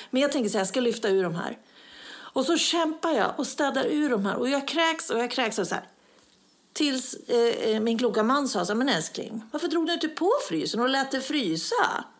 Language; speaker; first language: Swedish; native; Swedish